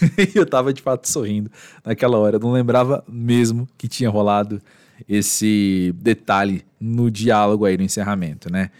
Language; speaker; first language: Portuguese; native; Portuguese